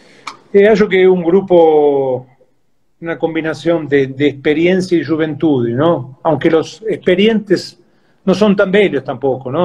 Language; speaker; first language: Portuguese; non-native, fluent; Spanish